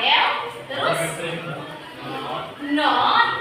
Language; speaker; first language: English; non-native, learner; Indonesian